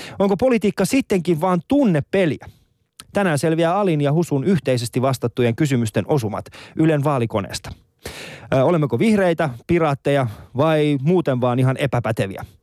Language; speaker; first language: Finnish; early bilingual, other home language; Persian